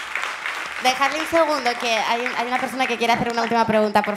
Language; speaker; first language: Spanish; native; Spanish